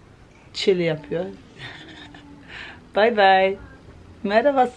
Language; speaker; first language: Turkish; early bilingual, other home language; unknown